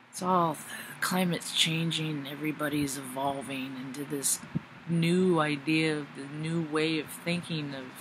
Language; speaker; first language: English; native; English